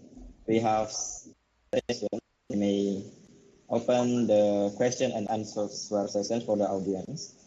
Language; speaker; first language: English; non-native, learner; Indonesian